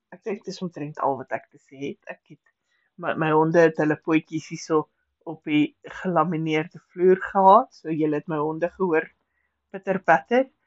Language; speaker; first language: Afrikaans; native; Afrikaans